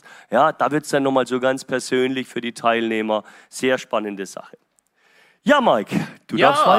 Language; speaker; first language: German; native; German